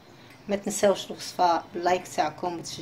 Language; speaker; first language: Arabic; native; Arabic